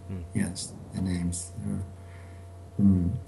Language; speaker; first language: English; non-native, learner; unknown